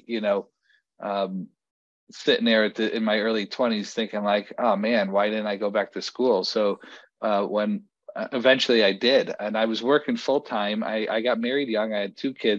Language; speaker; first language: English; native; English